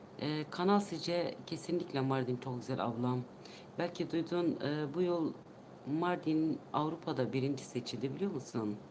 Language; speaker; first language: Turkish; non-native, local second language; Kurdish